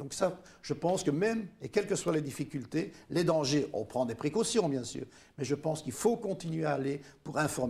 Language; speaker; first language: French; native; French